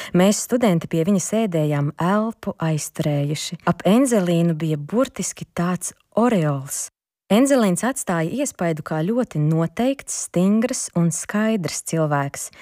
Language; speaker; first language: Latvian; non-native, local second language; Ukrainian